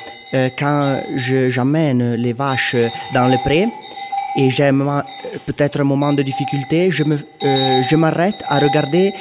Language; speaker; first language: French; non-native, local second language; Italian